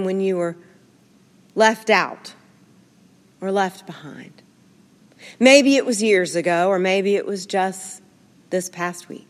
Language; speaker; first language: English; native; English